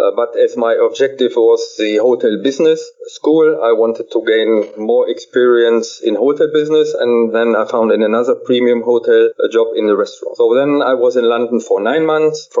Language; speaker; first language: English; non-native, fluent; German